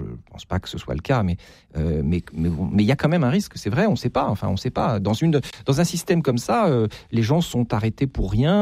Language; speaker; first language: French; native; French